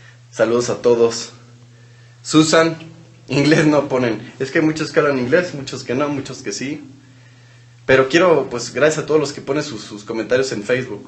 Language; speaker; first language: Spanish; native; Spanish